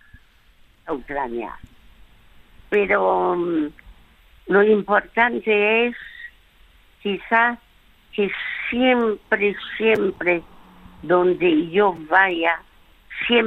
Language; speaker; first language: Spanish; early bilingual, other home language; French